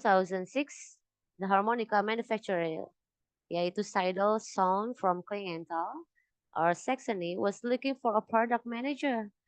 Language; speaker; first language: English; non-native, local second language; Indonesian